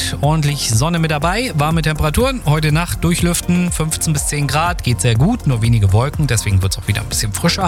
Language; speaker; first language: German; native; German